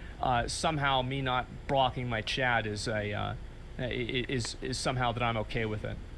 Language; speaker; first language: English; native; English